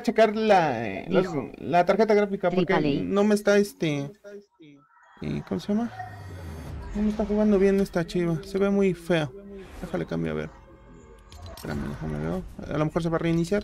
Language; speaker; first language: Spanish; native; Spanish